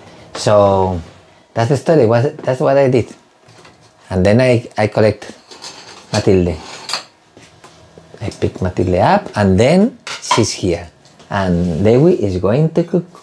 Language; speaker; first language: English; non-native, fluent; Spanish